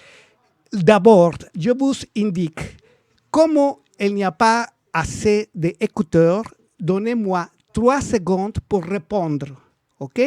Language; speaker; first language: French; non-native, learner; Spanish